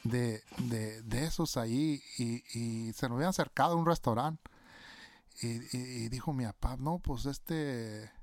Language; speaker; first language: Spanish; early bilingual, other home language; English